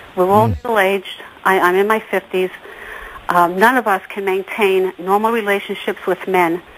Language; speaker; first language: English; native; English